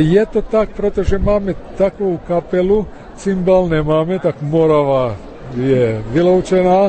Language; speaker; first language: Czech; early bilingual, heritage; Czech